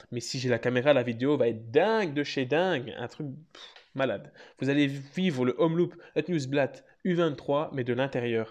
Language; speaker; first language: French; native; French